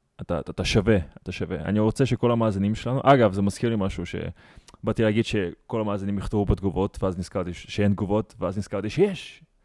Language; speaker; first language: Hebrew; native; Hebrew